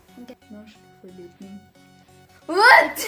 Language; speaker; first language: Norwegian; non-native, fluent; Arabic